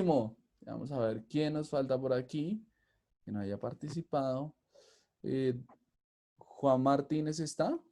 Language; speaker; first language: Spanish; native; Spanish